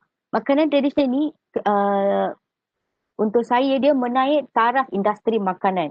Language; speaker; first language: Malay; native; Malay